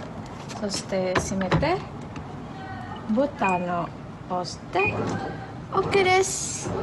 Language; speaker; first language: Japanese; non-native, learner; Indonesian